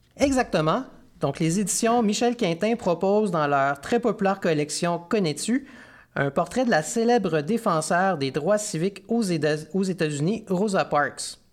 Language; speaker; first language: French; native; French